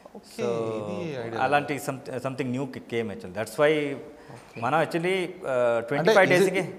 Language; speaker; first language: Telugu; non-native, learner; Kannada